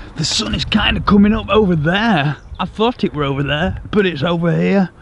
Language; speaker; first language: English; native; English